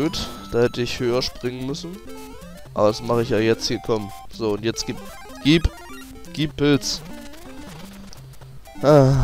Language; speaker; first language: German; native; German